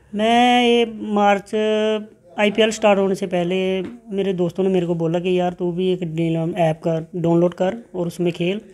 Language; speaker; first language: Hindi; native; Hindi